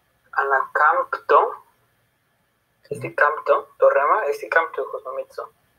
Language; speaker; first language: Greek; non-native, learner; Spanish